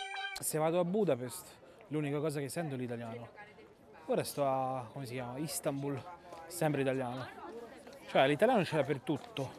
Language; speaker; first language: Italian; non-native, fluent; Serbian